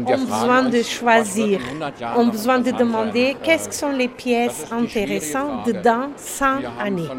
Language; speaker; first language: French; non-native, learner; German